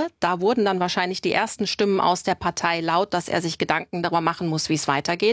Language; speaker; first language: German; native; German